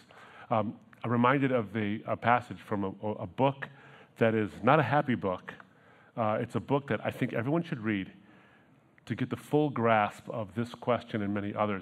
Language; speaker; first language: English; native; English